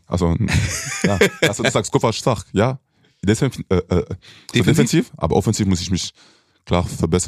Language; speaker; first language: German; non-native, local second language; French